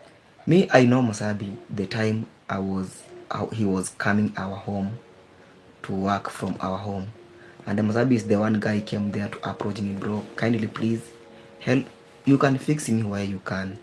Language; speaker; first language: English; non-native, learner; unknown